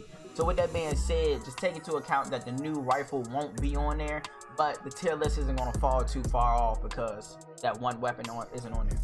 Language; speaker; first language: English; native; English